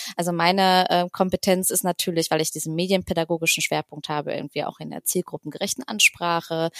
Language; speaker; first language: German; native; German